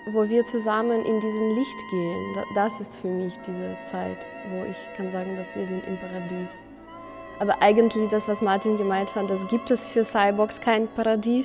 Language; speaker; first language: German; non-native, fluent; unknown